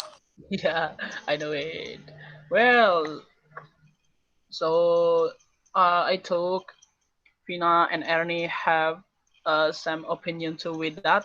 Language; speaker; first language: English; non-native, learner; Indonesian